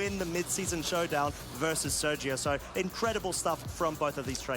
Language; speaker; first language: English; native; English